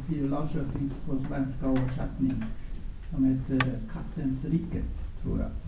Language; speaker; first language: Swedish; non-native, fluent; Chinese